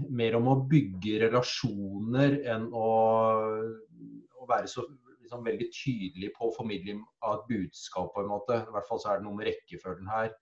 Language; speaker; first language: Norwegian; native; Norwegian